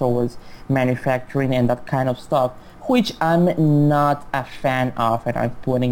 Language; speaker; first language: English; non-native, fluent; Spanish